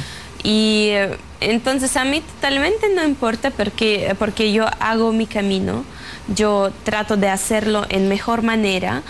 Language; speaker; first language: Spanish; non-native, fluent; Russian